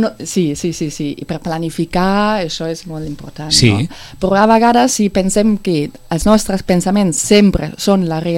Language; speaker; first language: Catalan; non-native, fluent; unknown